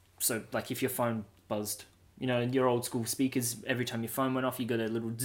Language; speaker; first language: English; native; English